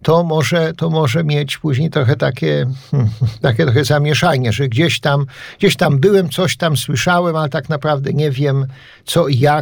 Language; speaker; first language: Polish; native; Polish